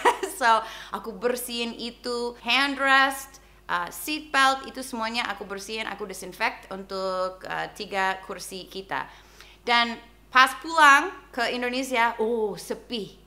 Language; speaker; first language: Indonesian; non-native, fluent; English